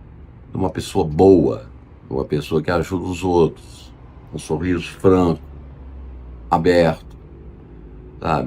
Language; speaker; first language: Portuguese; native; Portuguese